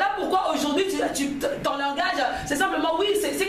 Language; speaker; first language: French; non-native, local second language; Lingala